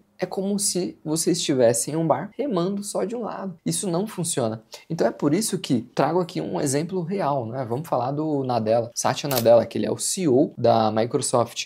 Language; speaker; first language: Portuguese; native; Portuguese